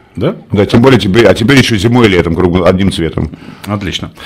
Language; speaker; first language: Russian; native; Russian